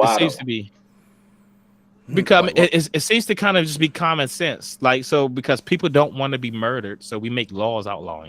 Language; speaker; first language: English; native; English